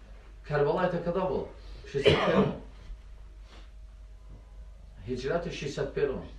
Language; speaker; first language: Russian; non-native, learner; Azerbaijani